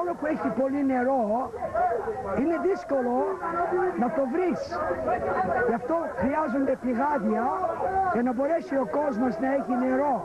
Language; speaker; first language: Greek; early bilingual, heritage; Greek